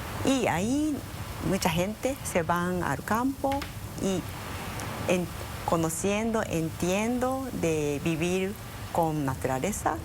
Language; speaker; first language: Spanish; non-native, fluent; Japanese